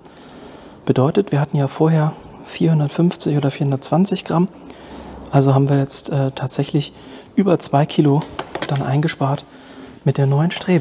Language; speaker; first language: German; native; German